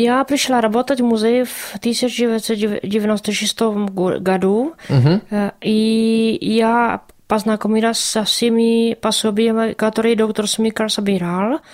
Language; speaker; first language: Russian; non-native, learner; Czech